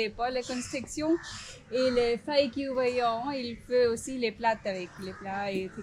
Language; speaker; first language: French; non-native, fluent; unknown